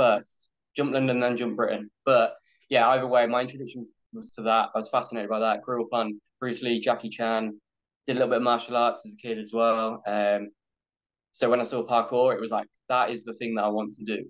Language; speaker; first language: English; native; English